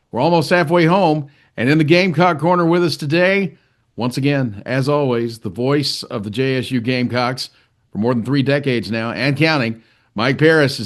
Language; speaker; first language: English; native; English